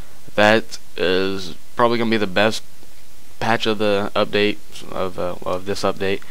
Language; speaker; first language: English; native; English